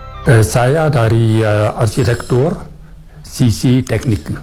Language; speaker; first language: Indonesian; non-native, fluent; German